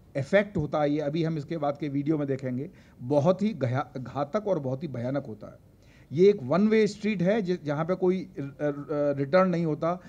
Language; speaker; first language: Hindi; native; Hindi